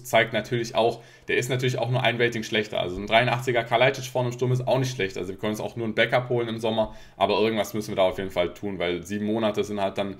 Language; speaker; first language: German; native; German